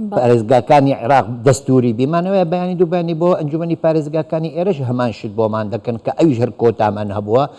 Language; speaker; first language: Central Kurdish; non-native, local second language; Syriac